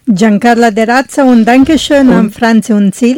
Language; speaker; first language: German; non-native, learner; Italian